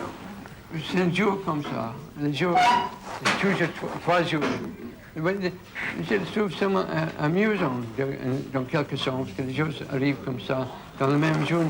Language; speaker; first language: French; non-native, fluent; English